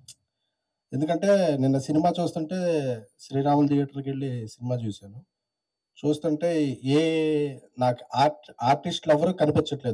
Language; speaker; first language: Telugu; native; Telugu